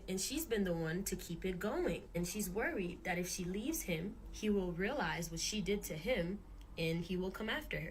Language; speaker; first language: English; native; English